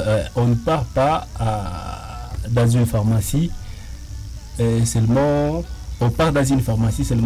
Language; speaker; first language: French; non-native, local second language; Nande